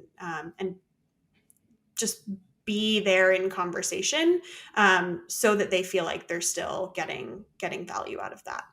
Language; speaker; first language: English; native; English